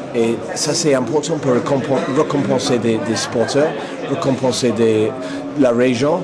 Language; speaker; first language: French; non-native, fluent; English